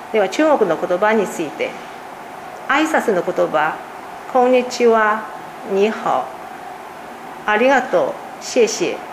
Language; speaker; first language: Japanese; native; Japanese